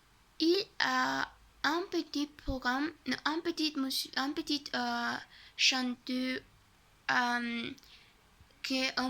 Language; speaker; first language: French; non-native, learner; Spanish